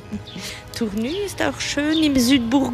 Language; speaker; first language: German; non-native, fluent; French